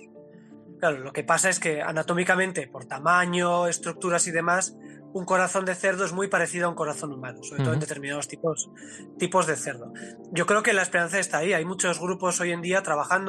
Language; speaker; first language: Spanish; native; Spanish